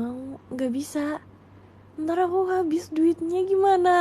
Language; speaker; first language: Indonesian; native; Indonesian